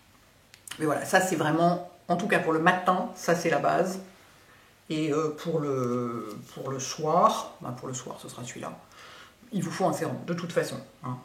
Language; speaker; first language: French; native; French